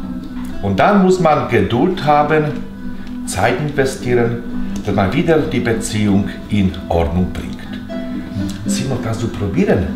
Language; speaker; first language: German; non-native, fluent; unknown